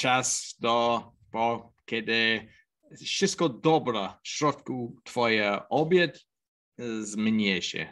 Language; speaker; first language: Polish; non-native, learner; English